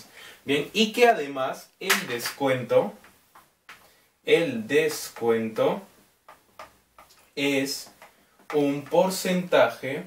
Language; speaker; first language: Spanish; native; Spanish